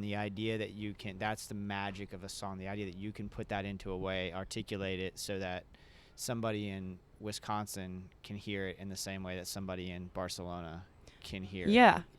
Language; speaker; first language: English; native; English